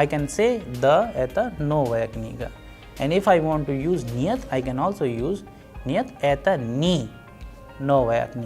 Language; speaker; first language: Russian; non-native, fluent; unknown